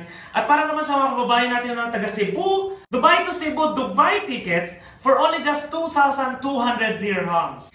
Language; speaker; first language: Filipino; native; Filipino